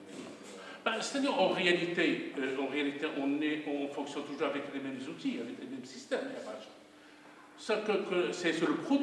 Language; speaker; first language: French; non-native, local second language; Arabic